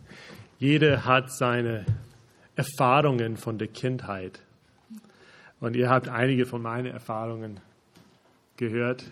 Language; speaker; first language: German; non-native, fluent; English